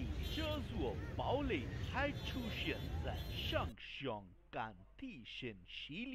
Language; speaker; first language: Chinese; non-native, learner; Hindi